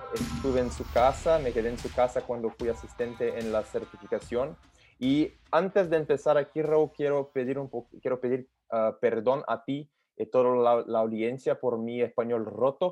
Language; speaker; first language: Spanish; non-native, learner; Portuguese